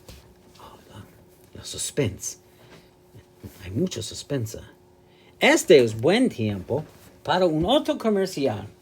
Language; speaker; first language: Spanish; non-native, learner; English